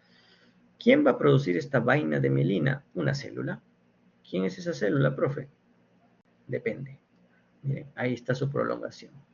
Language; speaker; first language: Spanish; native; Spanish